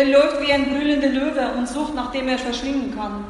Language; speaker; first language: German; non-native, fluent; Russian